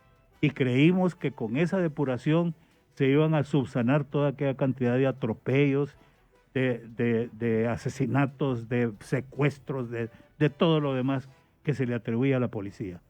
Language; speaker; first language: Spanish; native; Spanish